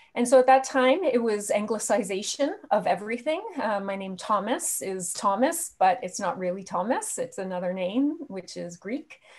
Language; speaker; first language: English; native; English